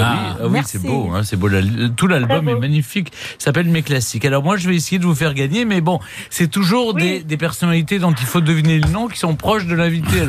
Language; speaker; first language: French; native; French